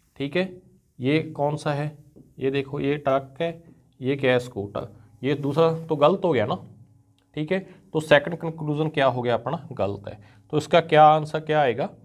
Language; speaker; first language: Hindi; non-native, local second language; Punjabi